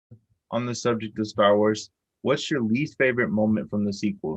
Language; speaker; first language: English; native; English